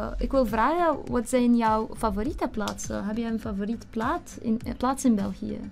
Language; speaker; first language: Dutch; non-native, learner; Arabic